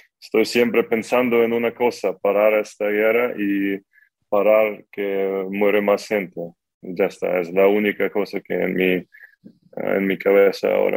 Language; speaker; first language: Spanish; non-native, fluent; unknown